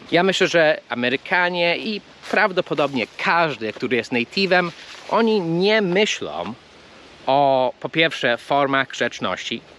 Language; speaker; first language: Polish; non-native, fluent; English